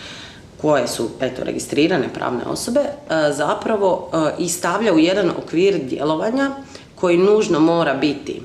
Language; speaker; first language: Croatian; native; Croatian